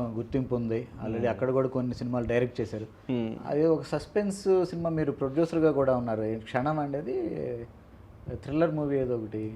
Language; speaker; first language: Telugu; native; Telugu